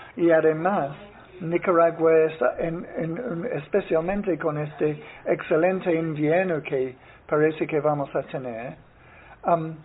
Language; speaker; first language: Spanish; non-native, fluent; English